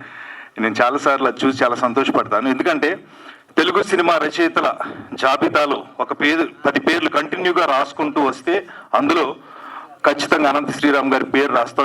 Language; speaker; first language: Telugu; native; Telugu